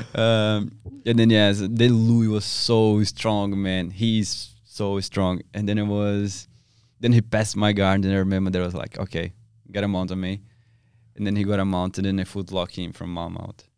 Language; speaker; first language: English; non-native, learner; Portuguese